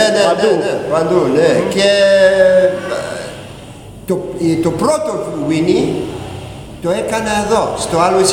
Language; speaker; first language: Greek; non-native, learner; English